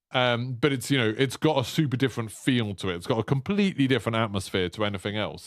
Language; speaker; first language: English; native; English